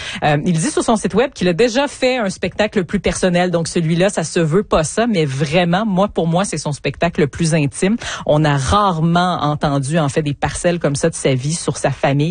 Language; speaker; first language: French; native; French